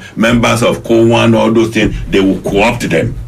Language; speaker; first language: English; non-native, local second language; Yoruba